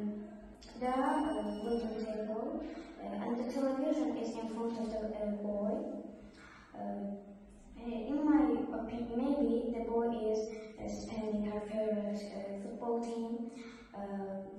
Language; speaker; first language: English; non-native, learner; Azerbaijani